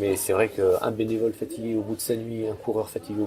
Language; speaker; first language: French; native; French